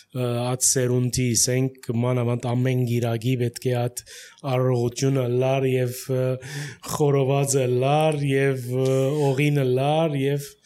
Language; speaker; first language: Armenian; early bilingual, heritage; Armenian